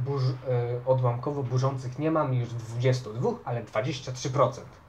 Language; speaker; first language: Polish; native; Polish